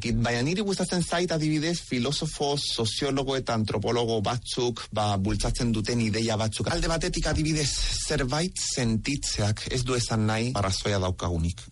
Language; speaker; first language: Basque; native; Basque